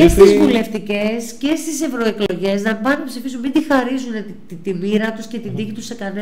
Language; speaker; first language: Greek; native; Greek